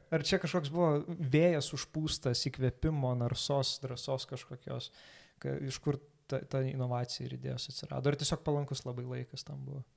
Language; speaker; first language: Lithuanian; native; Lithuanian